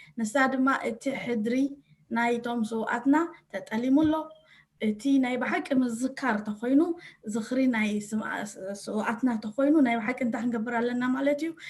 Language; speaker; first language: Tigrinya; early bilingual, heritage; Tigrinya